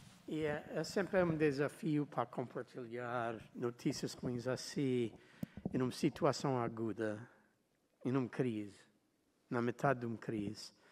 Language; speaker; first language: Portuguese; non-native, fluent; English